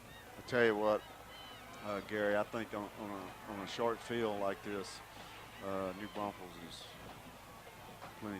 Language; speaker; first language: English; native; English